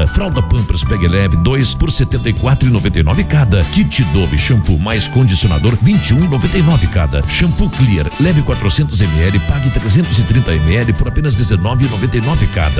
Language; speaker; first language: Portuguese; native; Portuguese